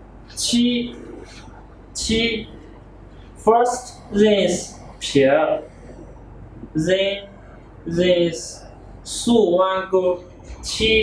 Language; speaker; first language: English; non-native, learner; Chinese